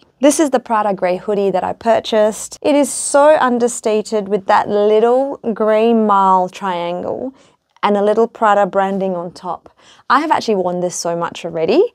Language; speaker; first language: English; native; English